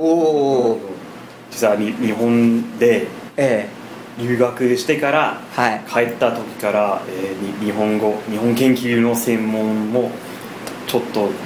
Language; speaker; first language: Japanese; non-native, fluent; English